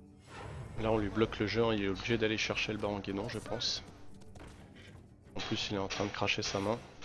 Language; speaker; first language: French; native; French